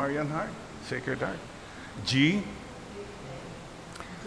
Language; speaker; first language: English; non-native, local second language; Filipino